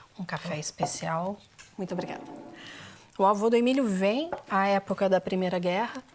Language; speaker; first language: Portuguese; native; Portuguese